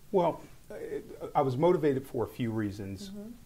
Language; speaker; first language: English; native; English